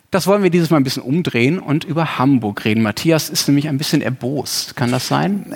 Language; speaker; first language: German; native; German